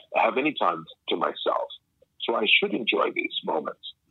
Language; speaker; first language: English; native; English